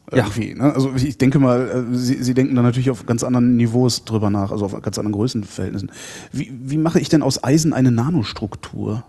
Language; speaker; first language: German; native; German